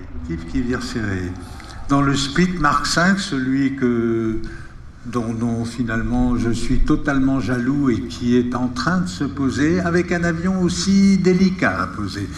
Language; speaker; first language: French; native; French